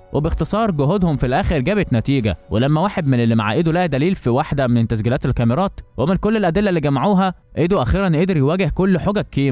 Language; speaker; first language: Arabic; native; Arabic